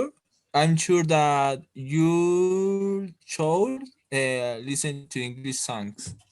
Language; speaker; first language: English; non-native, learner; Spanish